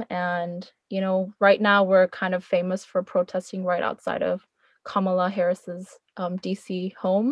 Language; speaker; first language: English; early bilingual, other home language; Korean